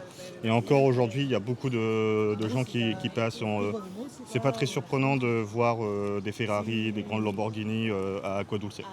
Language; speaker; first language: French; native; French